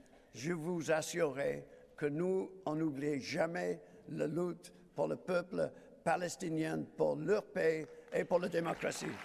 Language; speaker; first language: French; non-native, fluent; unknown